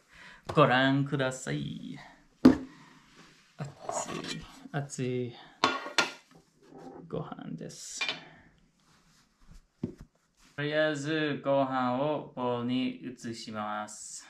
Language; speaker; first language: Japanese; non-native, fluent; English